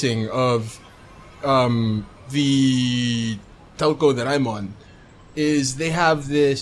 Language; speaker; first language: English; non-native, local second language; Cebuano